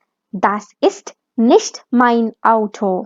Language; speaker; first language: German; non-native, fluent; Hindi